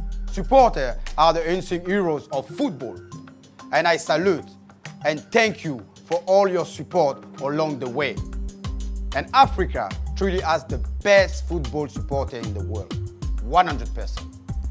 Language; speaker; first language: English; non-native, fluent; French